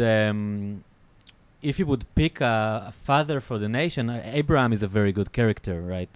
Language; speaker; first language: English; non-native, fluent; Hebrew